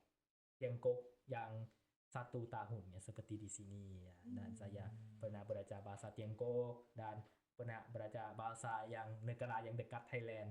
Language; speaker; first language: Indonesian; non-native, learner; Thai